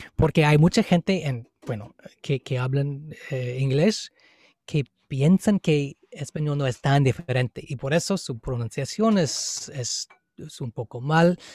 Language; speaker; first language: Spanish; non-native, fluent; English